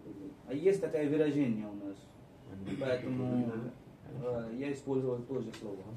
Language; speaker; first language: Russian; non-native, fluent; Marathi